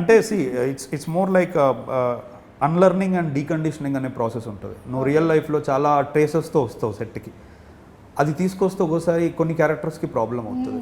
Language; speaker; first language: Telugu; native; Telugu